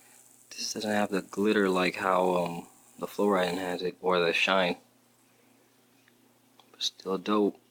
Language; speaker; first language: English; native; English